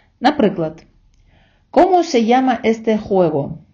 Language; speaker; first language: Spanish; non-native, fluent; Ukrainian